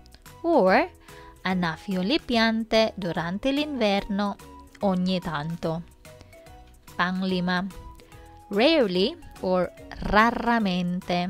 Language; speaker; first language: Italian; non-native, fluent; Filipino